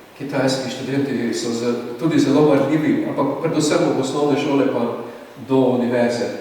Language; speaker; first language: Slovenian; native; Slovenian